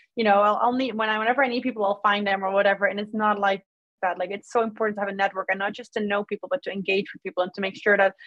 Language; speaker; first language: English; non-native, fluent; Dutch